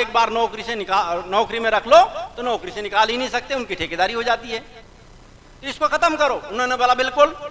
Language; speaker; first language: Hindi; native; Hindi